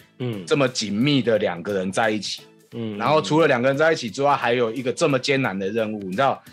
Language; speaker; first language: Chinese; native; Chinese